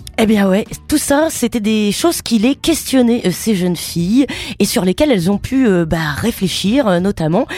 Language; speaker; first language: French; native; French